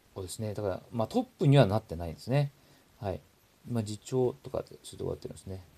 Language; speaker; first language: Japanese; native; Japanese